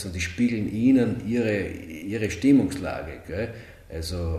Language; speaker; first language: German; native; German